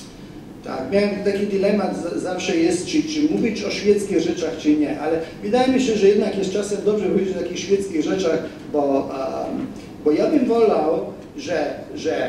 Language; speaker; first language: Polish; non-native, fluent; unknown